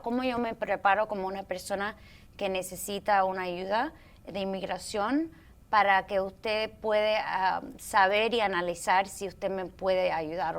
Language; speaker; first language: Spanish; early bilingual, heritage; Spanish